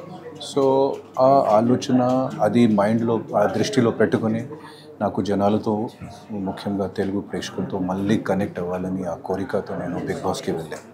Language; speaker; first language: Telugu; non-native, fluent; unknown